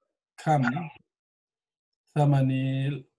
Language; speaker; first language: Arabic; non-native, learner; English